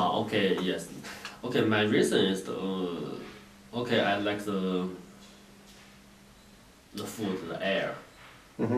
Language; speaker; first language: English; non-native, learner; Chinese